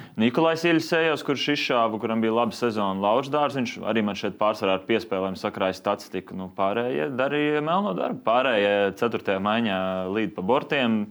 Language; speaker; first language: Latvian; native; Latvian